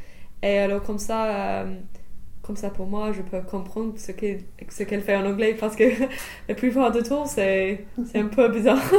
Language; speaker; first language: French; non-native, fluent; English